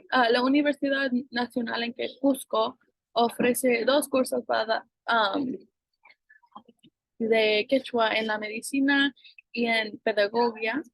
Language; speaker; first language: Spanish; non-native, fluent; English